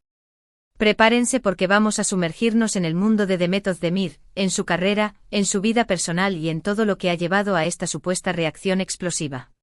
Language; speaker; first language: Spanish; native; Spanish